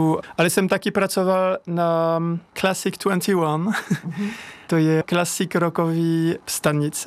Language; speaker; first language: Czech; non-native, learner; French